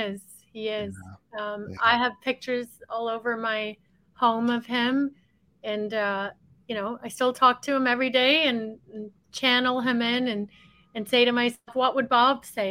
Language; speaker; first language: English; native; English